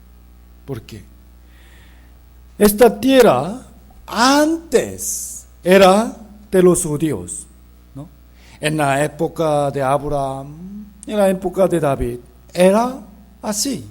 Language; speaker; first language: Spanish; non-native, fluent; Korean